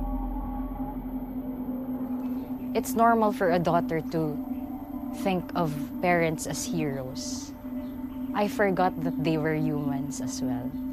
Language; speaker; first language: English; non-native, local second language; Waray